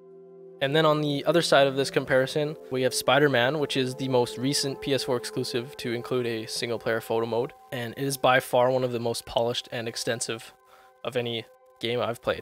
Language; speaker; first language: English; native; English